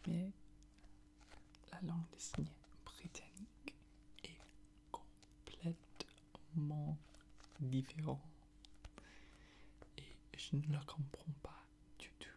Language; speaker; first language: French; non-native, fluent; English